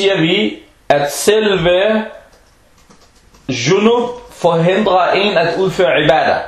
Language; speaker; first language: Danish; non-native, fluent; Arabic